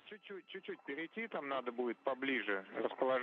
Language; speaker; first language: Russian; native; Russian